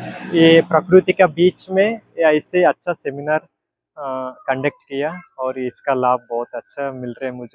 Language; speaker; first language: Hindi; non-native, local second language; Gujarati